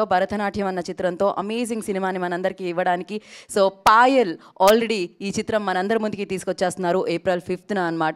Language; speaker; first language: Telugu; native; Telugu